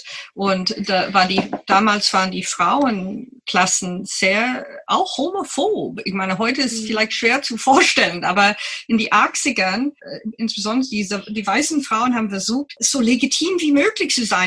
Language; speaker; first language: German; non-native, fluent; English